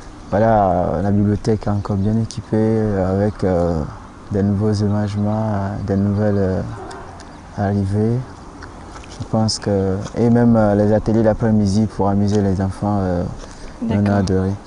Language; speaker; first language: French; non-native, local second language; Ewe